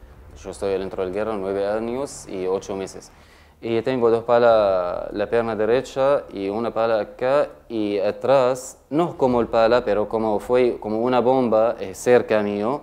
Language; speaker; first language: Spanish; non-native, learner; Arabic